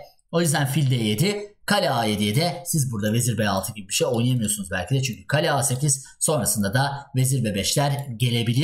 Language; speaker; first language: Turkish; native; Turkish